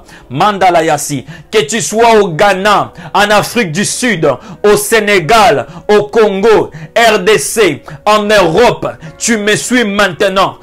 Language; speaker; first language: French; non-native, local second language; Lingala